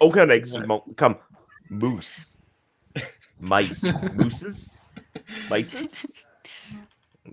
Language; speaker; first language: French; non-native, local second language; English